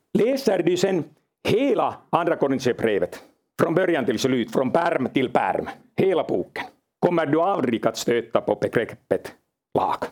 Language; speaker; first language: Swedish; non-native, local second language; Finnish